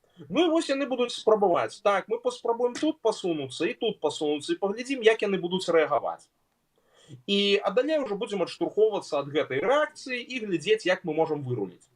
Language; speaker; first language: Belarusian; native; Belarusian